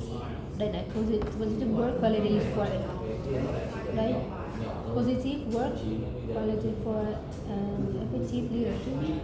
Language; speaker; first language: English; non-native, learner; Vietnamese